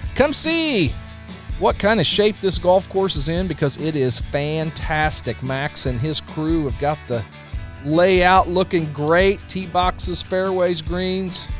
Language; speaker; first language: English; native; English